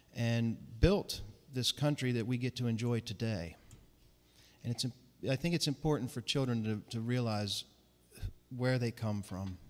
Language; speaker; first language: English; native; English